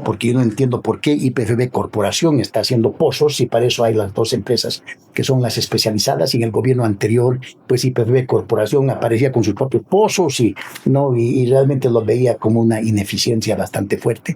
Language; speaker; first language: Spanish; native; Spanish